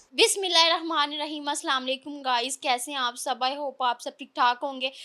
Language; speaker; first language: Urdu; non-native, local second language; Punjabi